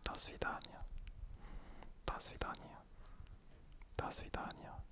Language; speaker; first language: Russian; non-native, learner; French